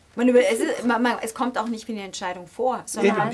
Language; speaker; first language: German; native; German